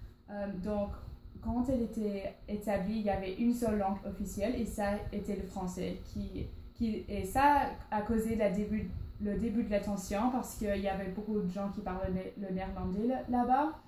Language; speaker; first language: French; non-native, learner; English